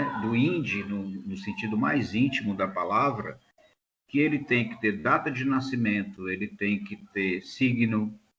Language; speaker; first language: Portuguese; native; Portuguese